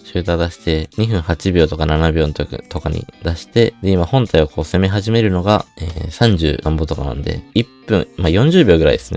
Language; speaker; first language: Japanese; native; Japanese